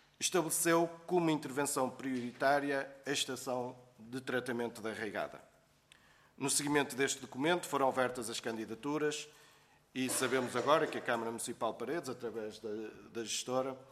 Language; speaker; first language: Portuguese; native; Portuguese